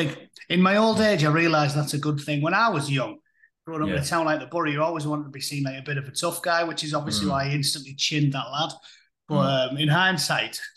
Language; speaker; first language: English; native; English